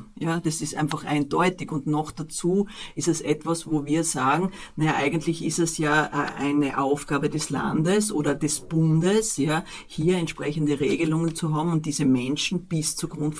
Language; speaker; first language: German; native; German